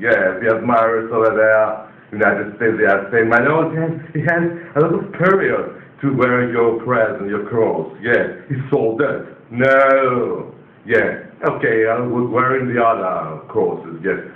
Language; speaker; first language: English; non-native, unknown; Greek